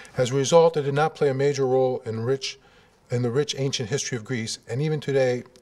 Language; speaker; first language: English; native; English